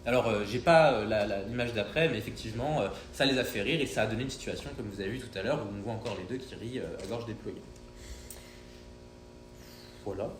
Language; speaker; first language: French; native; French